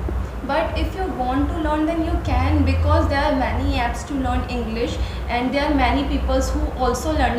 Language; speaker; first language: English; non-native, learner; Hindi